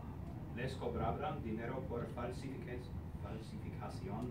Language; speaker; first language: Spanish; non-native, learner; English